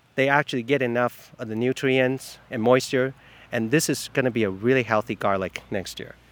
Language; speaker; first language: English; non-native, fluent; Chinese